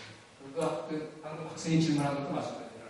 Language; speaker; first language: Korean; native; Korean